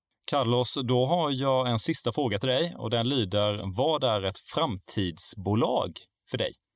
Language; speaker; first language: Swedish; native; Swedish